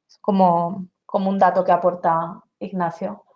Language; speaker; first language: Spanish; native; Spanish